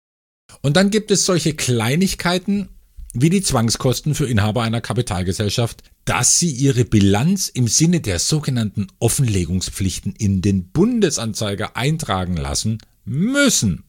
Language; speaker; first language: German; native; German